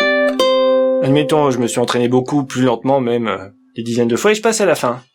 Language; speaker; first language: French; native; French